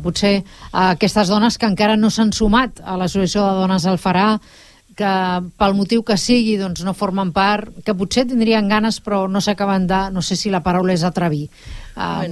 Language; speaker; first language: Catalan; native; Catalan